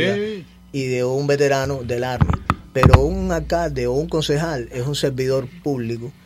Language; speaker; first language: Spanish; native; Spanish